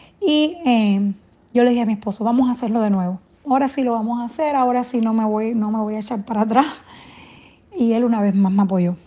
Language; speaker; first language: Spanish; native; Spanish